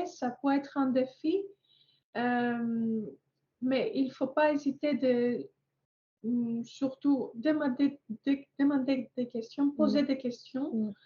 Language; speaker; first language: French; non-native, fluent; Greek